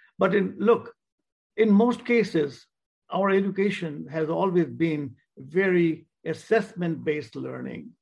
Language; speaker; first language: English; non-native, local second language; Bangla